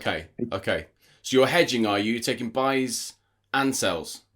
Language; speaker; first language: English; native; English